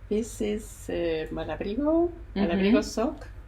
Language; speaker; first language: English; non-native, learner; Spanish